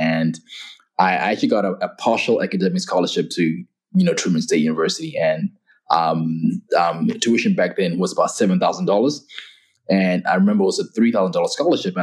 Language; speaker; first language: English; non-native, local second language; Shona